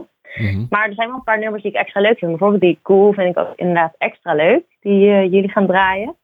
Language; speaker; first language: Dutch; native; Dutch